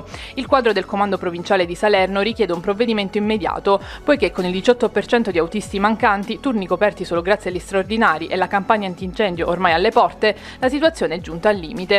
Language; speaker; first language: Italian; native; Italian